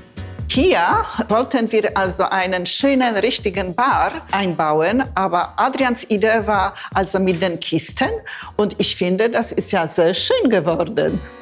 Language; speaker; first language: German; non-native, fluent; Polish